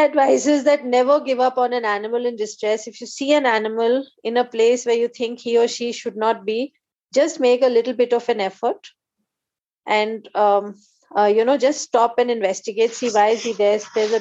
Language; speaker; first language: English; non-native, local second language; Hindi